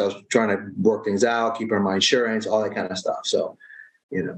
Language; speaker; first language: English; native; English